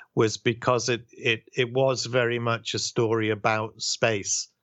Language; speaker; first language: English; native; English